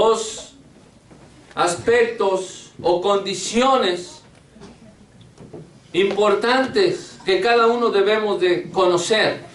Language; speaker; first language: Spanish; native; Spanish